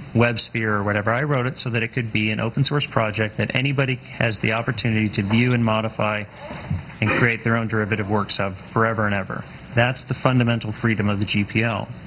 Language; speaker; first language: English; native; English